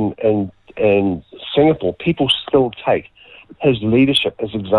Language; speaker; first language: English; native; English